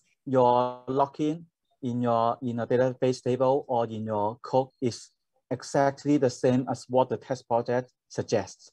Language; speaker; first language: English; non-native, fluent; Cantonese